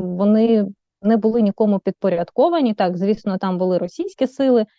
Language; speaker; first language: Ukrainian; native; Ukrainian